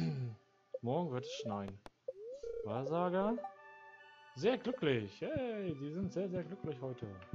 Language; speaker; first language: German; native; German